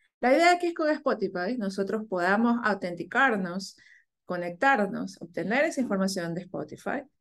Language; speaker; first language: Spanish; native; Spanish